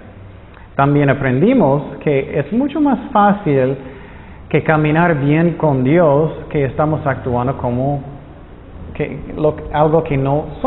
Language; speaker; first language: Spanish; non-native, fluent; English